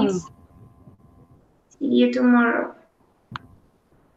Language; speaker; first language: English; non-native, learner; Spanish